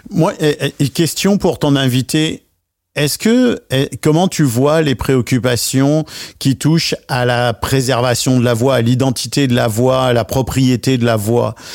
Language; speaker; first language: French; native; French